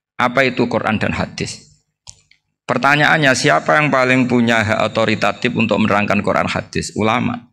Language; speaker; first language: Indonesian; non-native, local second language; Javanese